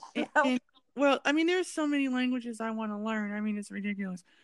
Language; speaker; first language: English; native; English